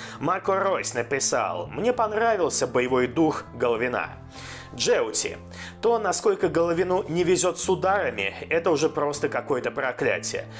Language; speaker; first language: Russian; native; Russian